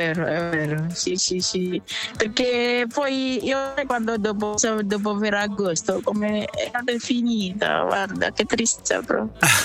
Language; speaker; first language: Italian; non-native, learner; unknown